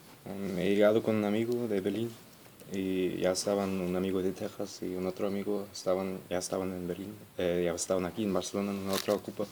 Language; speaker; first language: Spanish; non-native, learner; German